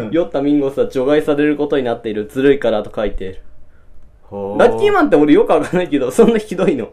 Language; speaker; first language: Japanese; native; Japanese